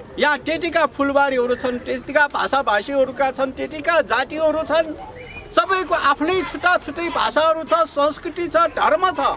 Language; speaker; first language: Nepali; non-native, local second language; Newari